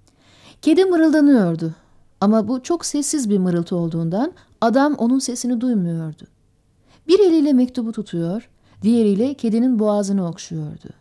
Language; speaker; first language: Turkish; native; Turkish